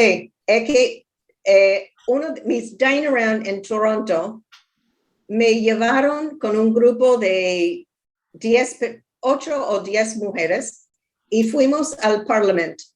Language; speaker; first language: Spanish; non-native, learner; English